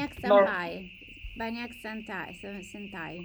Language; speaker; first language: Indonesian; non-native, learner; English